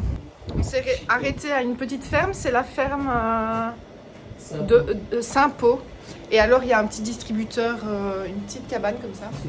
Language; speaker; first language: French; native; French